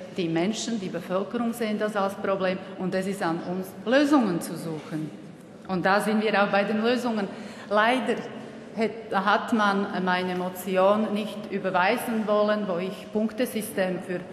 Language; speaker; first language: German; non-native, fluent; Slovak